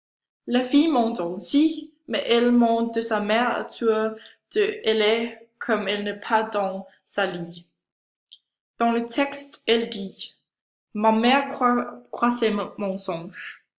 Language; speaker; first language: French; non-native, learner; Danish